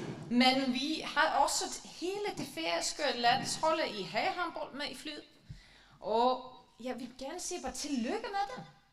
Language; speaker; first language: Danish; non-native, fluent; Icelandic